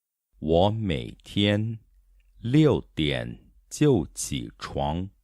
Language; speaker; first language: Chinese; non-native, fluent; Portuguese